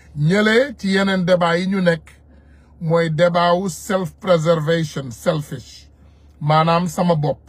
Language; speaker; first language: French; non-native, local second language; Wolof